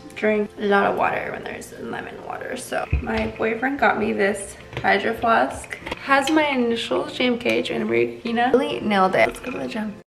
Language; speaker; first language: English; native; English